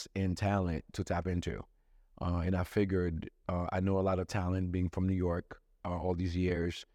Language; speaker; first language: English; non-native, fluent; Haitian Creole